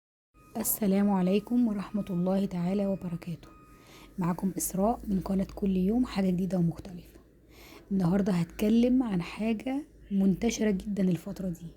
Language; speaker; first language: Arabic; native; Arabic